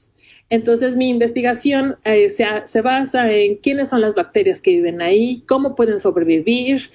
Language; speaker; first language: Spanish; native; Spanish